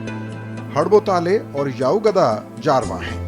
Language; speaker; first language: Hindi; native; Hindi